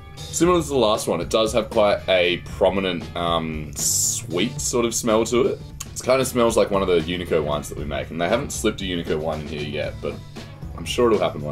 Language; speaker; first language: English; native; English